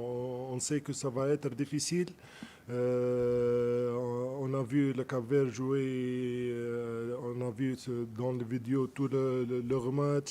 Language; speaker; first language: French; non-native, local second language; Arabic